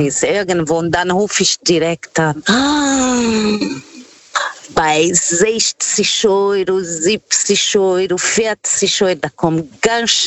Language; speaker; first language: German; non-native, learner; Portuguese